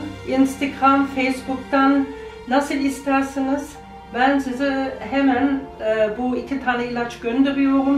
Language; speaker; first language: Turkish; non-native, learner; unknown